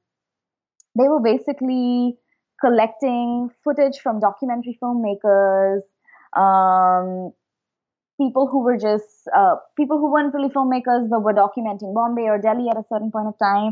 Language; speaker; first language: English; non-native, local second language; Hindi